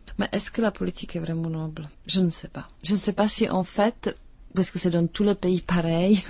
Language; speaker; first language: French; non-native, fluent; Czech